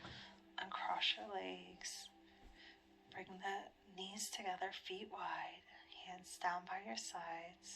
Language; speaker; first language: English; native; English